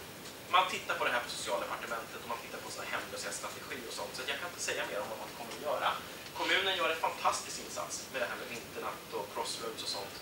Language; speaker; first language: Swedish; native; Swedish